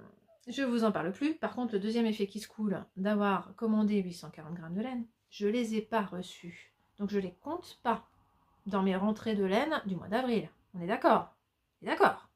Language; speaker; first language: French; native; French